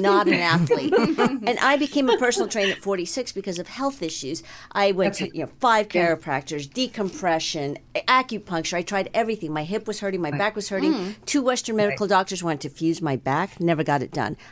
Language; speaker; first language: English; native; English